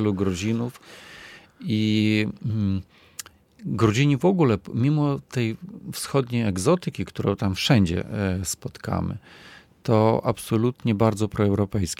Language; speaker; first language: Polish; non-native, fluent; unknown